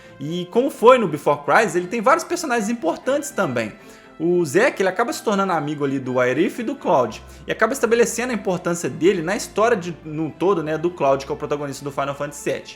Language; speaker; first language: Portuguese; native; Portuguese